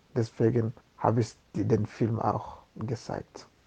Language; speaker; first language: German; non-native, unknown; Wolof